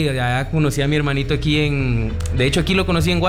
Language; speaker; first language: Spanish; native; Spanish